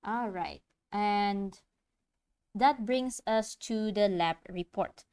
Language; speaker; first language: English; non-native, local second language; Malay